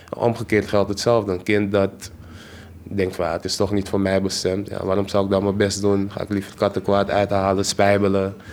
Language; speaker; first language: Dutch; native; Dutch